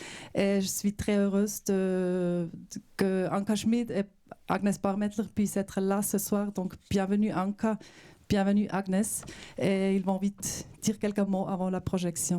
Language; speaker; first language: French; non-native, local second language; German